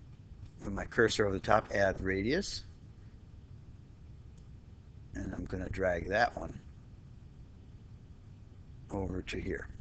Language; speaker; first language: English; native; English